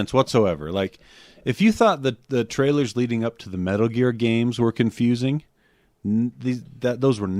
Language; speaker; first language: English; native; English